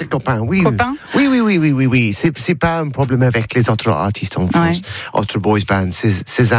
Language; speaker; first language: French; non-native, learner; English